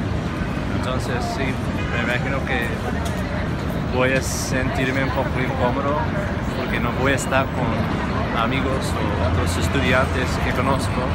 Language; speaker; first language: Spanish; non-native, fluent; English